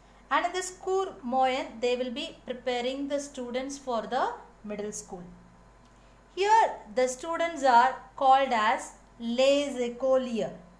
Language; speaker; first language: English; non-native, local second language; Tamil